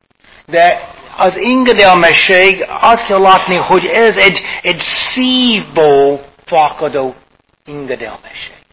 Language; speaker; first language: Hungarian; non-native, fluent; English